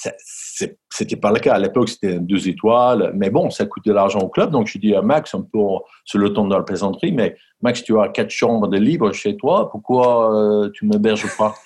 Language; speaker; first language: French; non-native, fluent; English